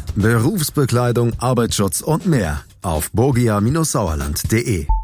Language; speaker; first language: German; native; German